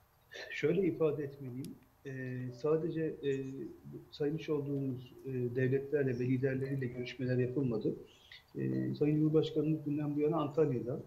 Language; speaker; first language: Turkish; native; Turkish